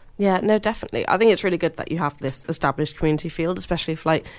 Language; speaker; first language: English; early bilingual, other home language; Hindi